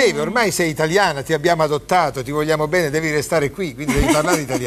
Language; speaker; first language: Italian; native; Italian